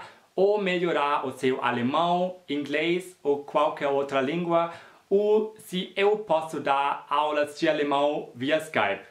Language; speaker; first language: Portuguese; non-native, fluent; German